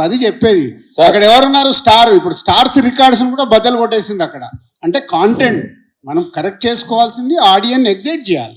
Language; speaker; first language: Telugu; native; Telugu